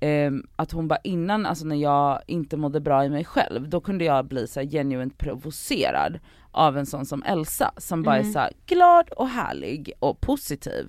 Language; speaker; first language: Swedish; native; Swedish